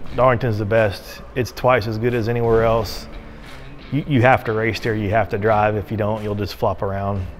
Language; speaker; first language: English; native; English